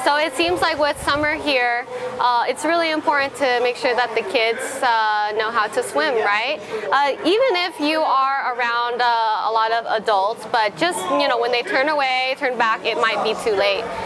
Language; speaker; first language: English; early bilingual, other home language; Vietnamese